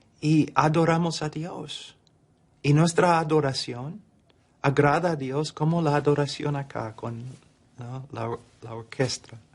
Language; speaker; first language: Spanish; non-native, fluent; English